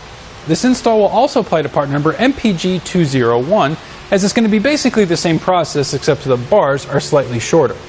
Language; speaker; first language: English; native; English